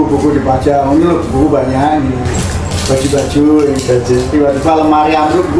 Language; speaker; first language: Indonesian; native; Indonesian